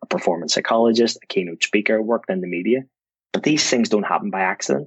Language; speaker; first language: English; native; English